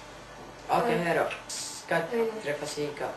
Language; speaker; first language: Swedish; early bilingual, other home language; Somali